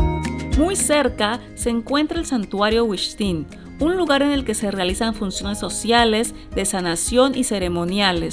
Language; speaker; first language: Spanish; native; Spanish